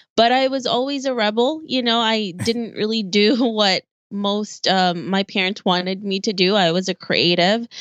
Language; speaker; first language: English; early bilingual, other home language; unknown